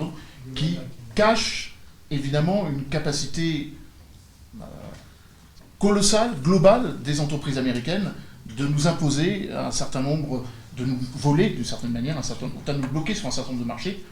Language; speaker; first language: French; native; French